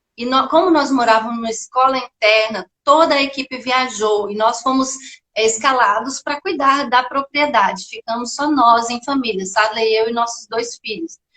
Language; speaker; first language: Portuguese; native; Portuguese